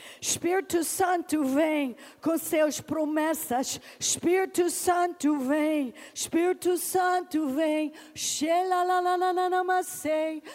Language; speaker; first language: Portuguese; non-native, learner; English